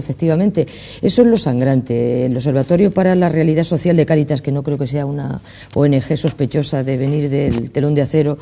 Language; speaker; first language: Spanish; native; Spanish